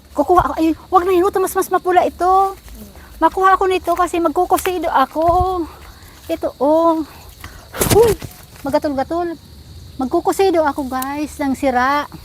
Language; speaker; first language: Filipino; non-native, local second language; Bikol